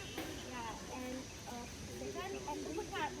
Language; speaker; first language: English; non-native, learner; Indonesian